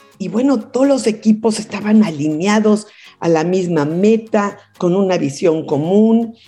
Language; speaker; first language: Spanish; native; Spanish